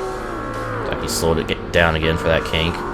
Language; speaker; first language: English; native; English